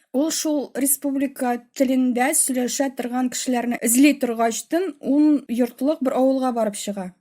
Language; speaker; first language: Tatar; native; Tatar